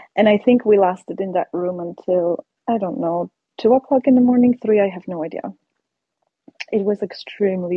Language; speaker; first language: English; non-native, fluent; Polish